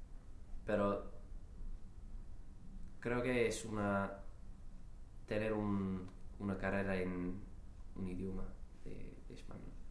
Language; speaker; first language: Spanish; non-native, fluent; English